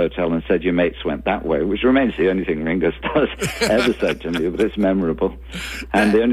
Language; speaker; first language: English; native; English